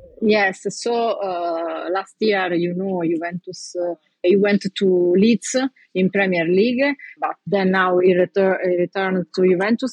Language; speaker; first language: English; non-native, learner; Italian